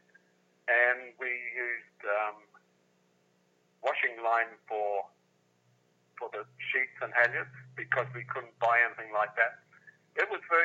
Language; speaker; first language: English; native; English